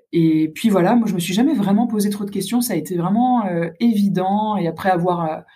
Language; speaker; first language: French; native; French